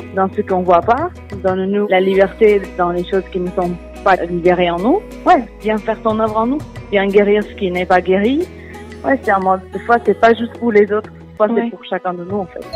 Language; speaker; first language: French; non-native, fluent; Portuguese